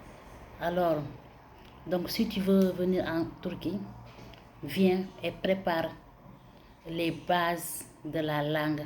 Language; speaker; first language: French; non-native, local second language; Wolof